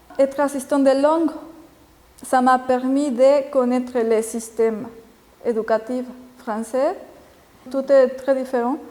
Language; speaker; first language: French; non-native, fluent; Spanish